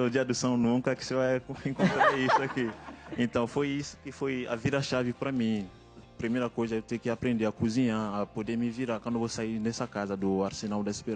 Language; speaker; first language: Portuguese; non-native, fluent; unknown